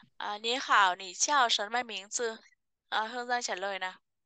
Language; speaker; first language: Chinese; non-native, fluent; Vietnamese